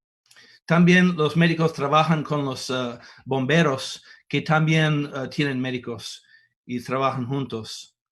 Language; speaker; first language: Spanish; non-native, fluent; English